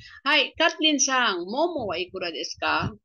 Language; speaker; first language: Japanese; non-native, fluent; Filipino